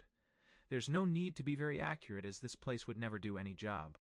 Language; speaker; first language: English; non-native, fluent; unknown